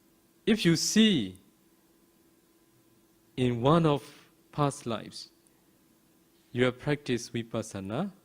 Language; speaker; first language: English; non-native, fluent; Burmese